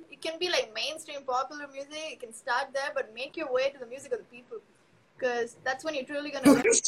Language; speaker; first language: English; non-native, local second language; Tamil